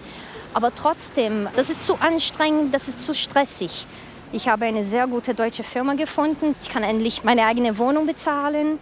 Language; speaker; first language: German; non-native, fluent; Portuguese